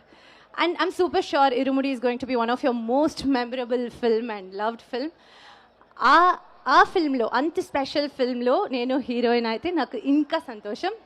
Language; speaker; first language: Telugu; non-native, learner; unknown